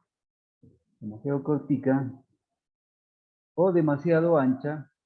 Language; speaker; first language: Spanish; native; Spanish